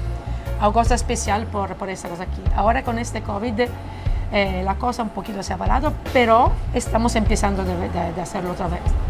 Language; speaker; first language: Spanish; non-native, fluent; Italian